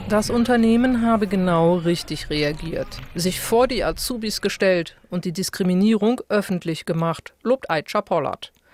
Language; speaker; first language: German; native; German